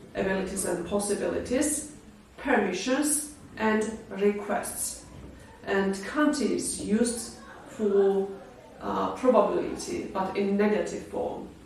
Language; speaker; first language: English; non-native, fluent; Georgian